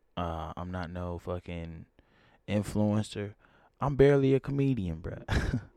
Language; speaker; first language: English; native; English